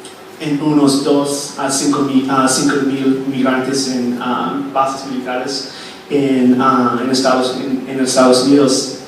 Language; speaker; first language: Spanish; non-native, fluent; English